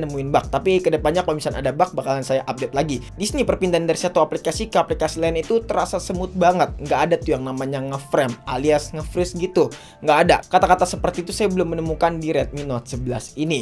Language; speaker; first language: Indonesian; native; Indonesian